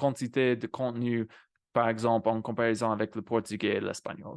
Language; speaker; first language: French; non-native, fluent; English